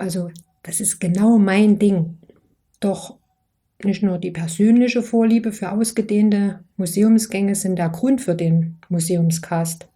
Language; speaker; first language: German; native; German